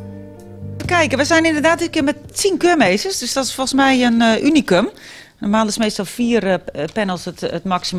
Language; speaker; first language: Dutch; native; Dutch